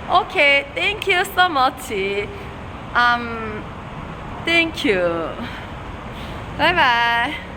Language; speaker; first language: English; non-native, learner; Korean